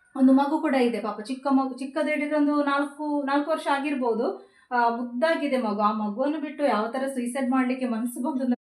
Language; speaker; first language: Kannada; native; Kannada